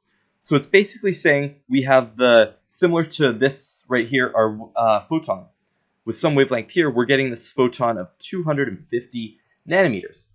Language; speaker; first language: English; native; English